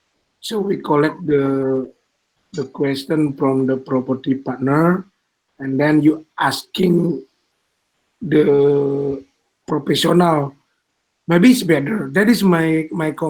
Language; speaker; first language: English; non-native, learner; Indonesian